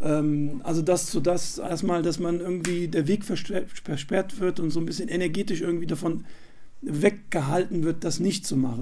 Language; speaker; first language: German; native; German